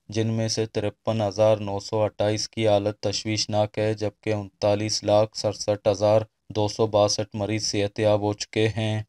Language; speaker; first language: Urdu; non-native, local second language; Baluchi